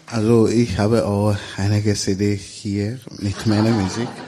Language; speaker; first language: German; non-native, learner; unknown